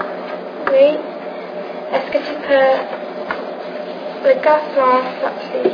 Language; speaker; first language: French; non-native, learner; English